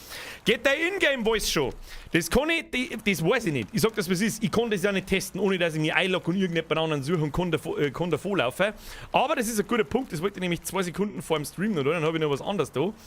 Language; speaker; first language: German; native; German